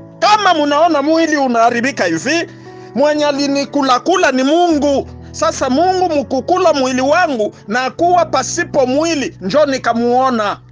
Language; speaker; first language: Swahili; native; Swahili